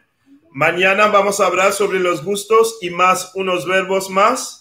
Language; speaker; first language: Spanish; non-native, fluent; Haitian Creole